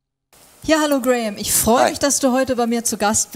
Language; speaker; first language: German; native; German